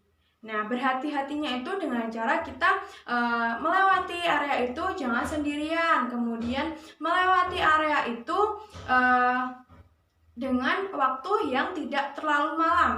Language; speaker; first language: Indonesian; native; Indonesian